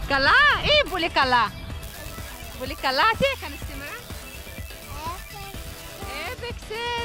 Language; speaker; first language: Greek; non-native, learner; Arabic